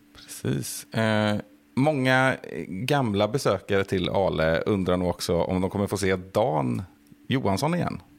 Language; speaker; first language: Swedish; native; Swedish